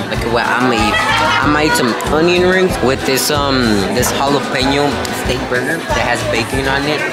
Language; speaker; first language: English; early bilingual, other home language; Spanish